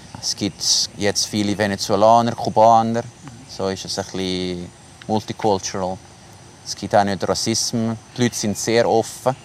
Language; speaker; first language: German; non-native, local second language; Italian